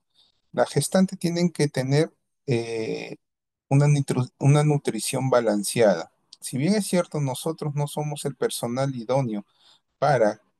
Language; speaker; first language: Spanish; native; Spanish